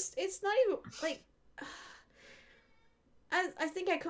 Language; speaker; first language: English; native; English